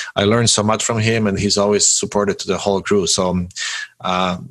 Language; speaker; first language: English; early bilingual, other home language; Polish